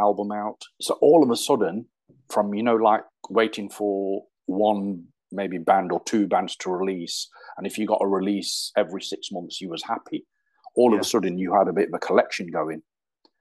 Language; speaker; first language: English; native; English